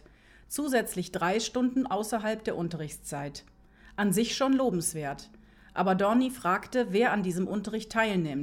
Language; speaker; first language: German; native; German